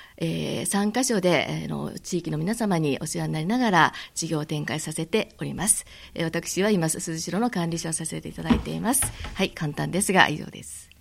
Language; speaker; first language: Japanese; native; Japanese